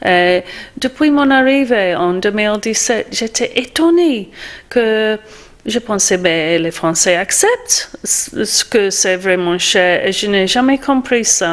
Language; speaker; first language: French; non-native, fluent; English